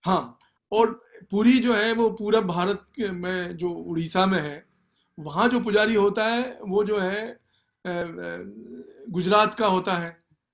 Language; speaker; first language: Hindi; native; Hindi